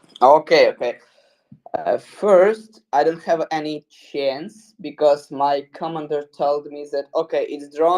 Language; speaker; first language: English; non-native, learner; Ukrainian